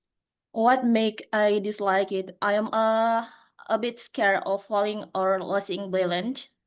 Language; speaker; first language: English; non-native, learner; Indonesian